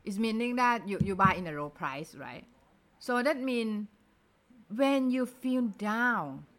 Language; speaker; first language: English; non-native, learner; Thai